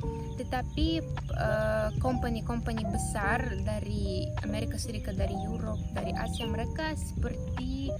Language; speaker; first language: Indonesian; non-native, fluent; Russian